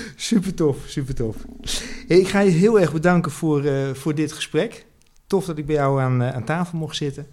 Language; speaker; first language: Dutch; native; Dutch